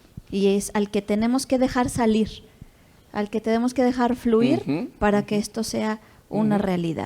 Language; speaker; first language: Spanish; native; Spanish